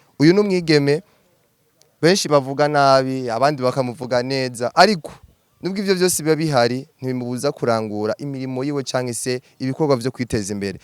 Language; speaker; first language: Rundi; native; Rundi